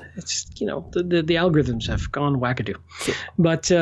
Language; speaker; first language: English; native; English